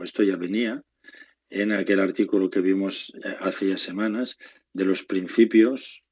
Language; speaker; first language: Spanish; native; Spanish